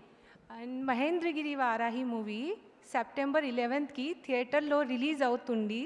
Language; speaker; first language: Telugu; non-native, learner; Hindi